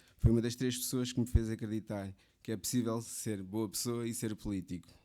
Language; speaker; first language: Portuguese; early bilingual, other home language; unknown